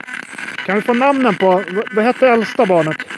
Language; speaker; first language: Swedish; native; Swedish